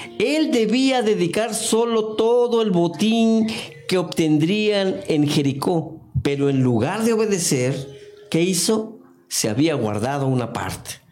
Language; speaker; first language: Spanish; non-native, fluent; English